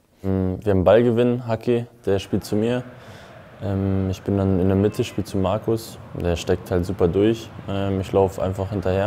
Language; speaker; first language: German; native; German